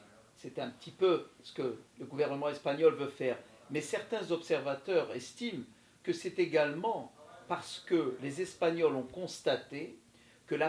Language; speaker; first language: French; native; French